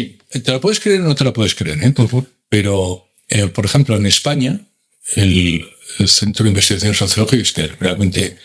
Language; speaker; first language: Spanish; native; Spanish